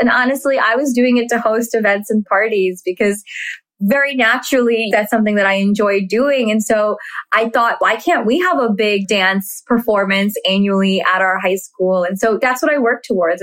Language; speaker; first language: English; early bilingual, other home language; Hindi